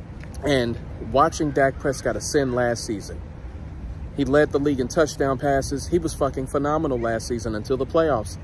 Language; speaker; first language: English; native; English